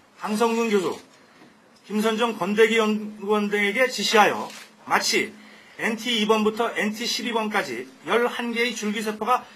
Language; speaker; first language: Korean; native; Korean